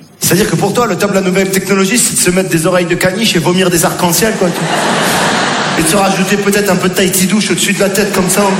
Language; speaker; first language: French; native; French